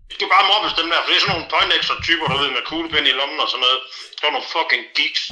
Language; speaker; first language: Danish; native; Danish